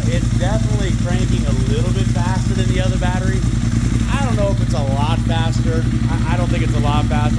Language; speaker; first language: English; native; English